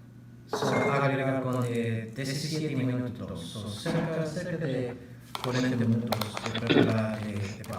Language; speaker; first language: Spanish; non-native, learner; English